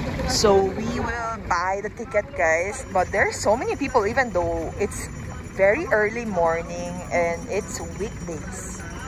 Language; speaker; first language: English; early bilingual, other home language; Korean